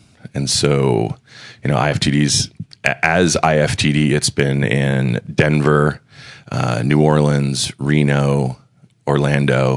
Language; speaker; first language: English; native; English